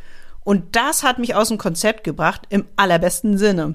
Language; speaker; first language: German; native; German